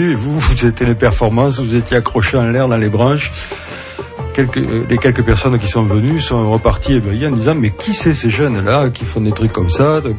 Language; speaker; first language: French; native; French